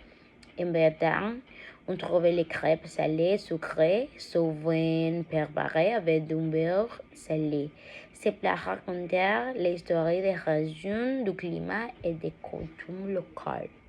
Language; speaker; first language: French; non-native, learner; Spanish